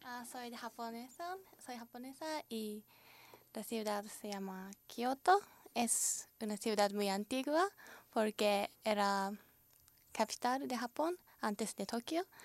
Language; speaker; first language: Spanish; non-native, learner; Japanese